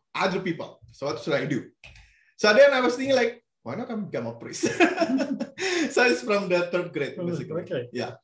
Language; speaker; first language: English; non-native, fluent; Indonesian